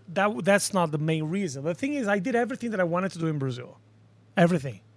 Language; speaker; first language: English; non-native, fluent; Portuguese